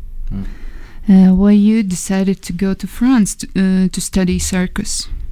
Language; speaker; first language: English; non-native, fluent; Latvian